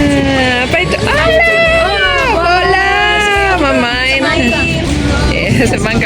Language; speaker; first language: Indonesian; non-native, learner; Swedish